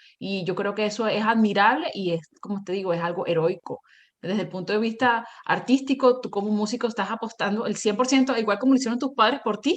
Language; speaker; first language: Spanish; native; Spanish